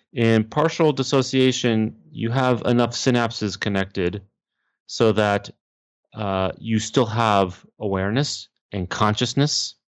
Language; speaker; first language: English; native; English